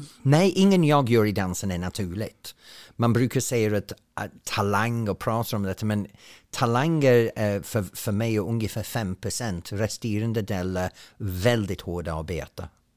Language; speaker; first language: Swedish; non-native, fluent; English